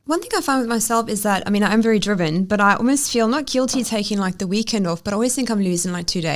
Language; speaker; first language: English; native; English